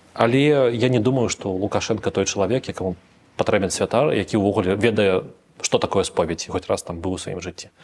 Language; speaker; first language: Belarusian; non-native, local second language; Russian